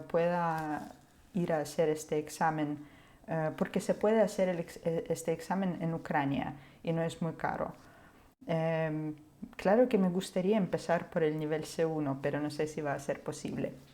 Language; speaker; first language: Spanish; non-native, fluent; Ukrainian